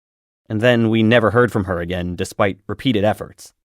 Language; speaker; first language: English; native; English